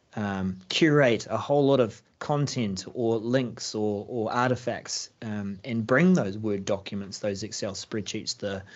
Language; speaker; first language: English; native; English